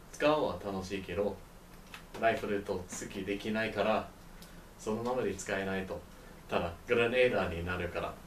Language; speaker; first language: Japanese; non-native, learner; English